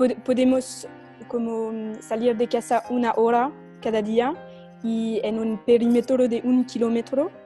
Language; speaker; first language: Spanish; non-native, fluent; French